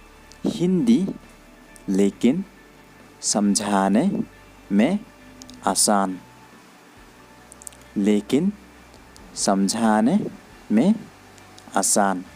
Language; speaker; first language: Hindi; non-native, learner; Khasi